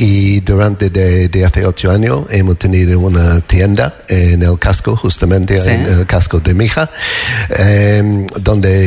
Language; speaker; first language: Spanish; non-native, fluent; English